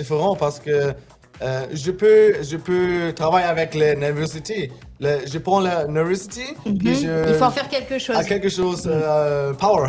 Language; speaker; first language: French; native; French